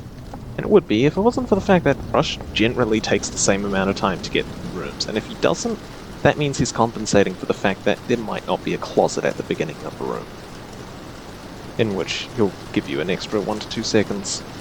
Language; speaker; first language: English; native; English